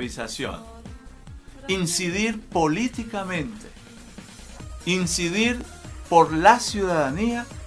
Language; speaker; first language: Spanish; native; Spanish